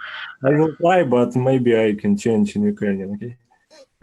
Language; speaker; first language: English; non-native, learner; Ukrainian